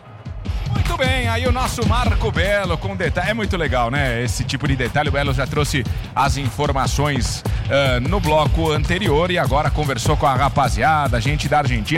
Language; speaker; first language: Portuguese; native; Portuguese